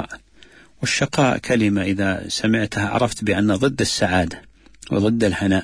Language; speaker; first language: Arabic; native; Arabic